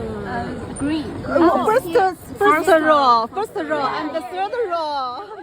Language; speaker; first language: English; non-native, learner; Chinese